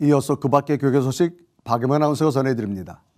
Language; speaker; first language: Korean; native; Korean